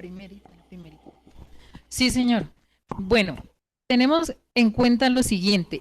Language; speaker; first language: Spanish; native; Spanish